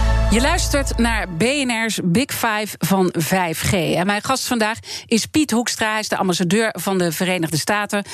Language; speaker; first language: Dutch; native; Dutch